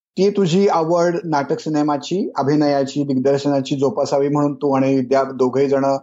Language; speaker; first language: Marathi; native; Marathi